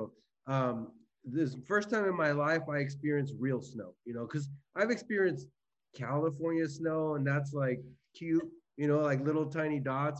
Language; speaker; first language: English; native; English